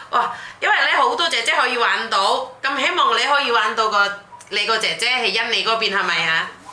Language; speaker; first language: Cantonese; non-native, fluent; Indonesian